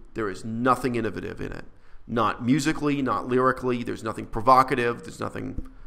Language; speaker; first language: English; native; English